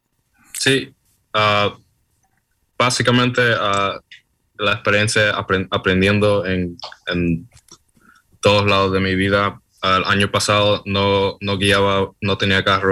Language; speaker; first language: Spanish; early bilingual, heritage; Spanish